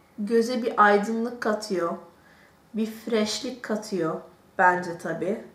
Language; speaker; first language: Turkish; early bilingual, heritage; Turkish